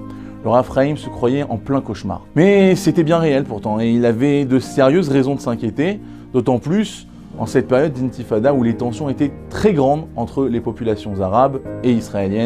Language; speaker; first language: French; native; French